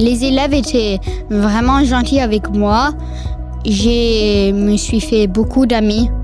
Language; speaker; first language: French; non-native, local second language; English